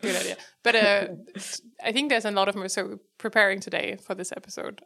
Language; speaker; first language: English; non-native, fluent; German